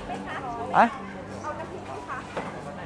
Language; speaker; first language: Thai; non-native, learner; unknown